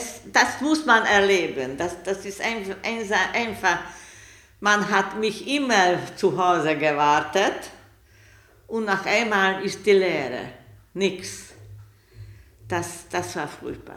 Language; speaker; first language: German; non-native, learner; Hungarian